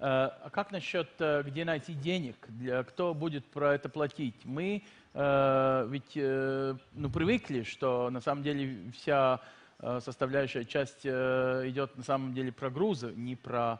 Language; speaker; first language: Russian; non-native, local second language; Latvian